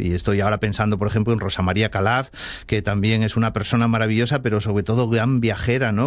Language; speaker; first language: Spanish; native; Spanish